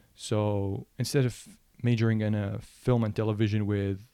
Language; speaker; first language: English; non-native, fluent; Arabic